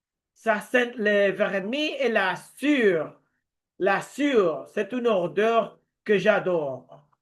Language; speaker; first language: French; non-native, learner; Spanish